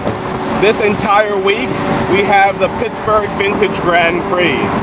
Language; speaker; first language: English; native; English